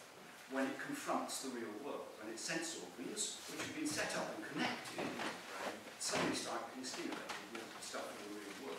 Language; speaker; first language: English; native; English